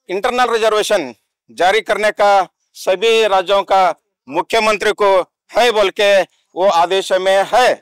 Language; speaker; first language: Hindi; non-native, local second language; Kannada